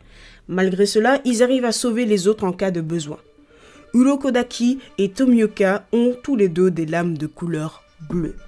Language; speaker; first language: French; native; French